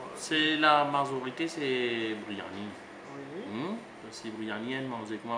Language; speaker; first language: French; non-native, learner; Morisyen